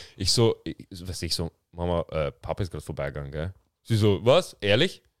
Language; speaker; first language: German; native; German